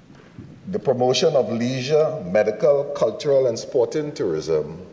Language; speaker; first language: English; native; English